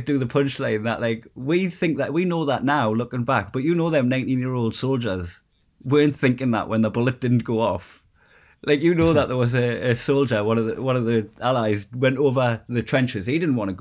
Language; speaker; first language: English; native; English